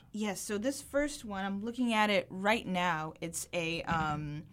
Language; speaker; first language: English; native; English